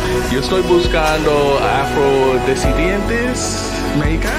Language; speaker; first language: Spanish; non-native, learner; English